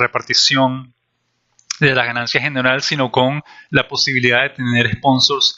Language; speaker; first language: Spanish; native; Spanish